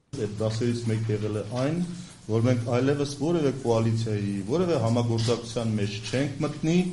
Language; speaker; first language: Armenian; native; Armenian